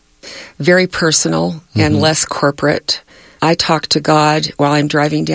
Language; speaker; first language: English; native; English